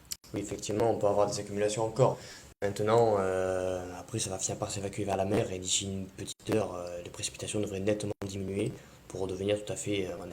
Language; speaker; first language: French; native; French